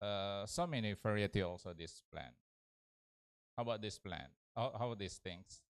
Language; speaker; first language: English; non-native, learner; Indonesian